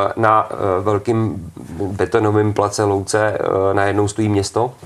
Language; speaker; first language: Czech; native; Czech